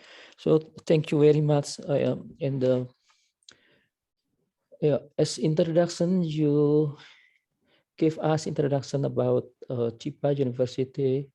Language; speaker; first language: English; non-native, fluent; Indonesian